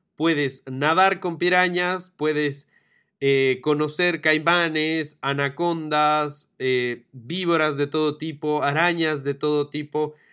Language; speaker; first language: Spanish; native; Spanish